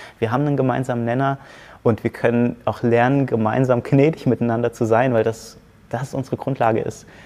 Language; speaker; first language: German; native; German